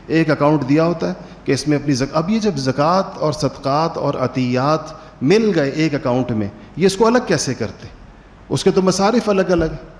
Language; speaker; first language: Urdu; native; Urdu